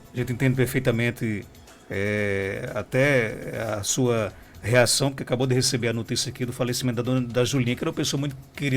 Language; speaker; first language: Portuguese; native; Portuguese